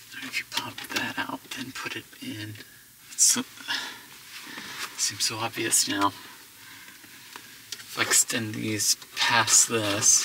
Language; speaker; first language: English; native; English